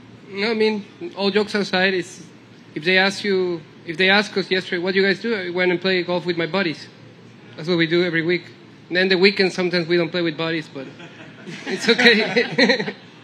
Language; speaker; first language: English; non-native, fluent; Spanish